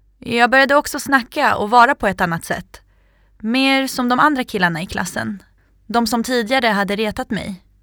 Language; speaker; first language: Swedish; native; Swedish